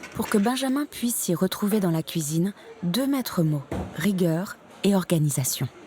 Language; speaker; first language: French; native; French